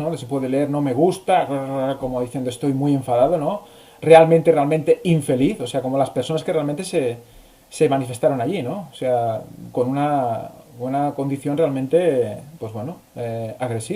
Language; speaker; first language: Spanish; native; Spanish